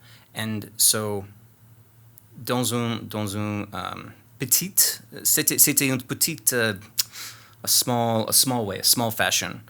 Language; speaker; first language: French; non-native, learner; English